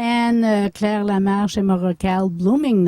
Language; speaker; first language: English; non-native, local second language; French